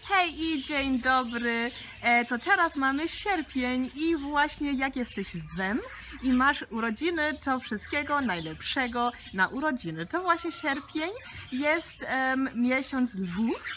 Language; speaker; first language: Polish; early bilingual, heritage; Polish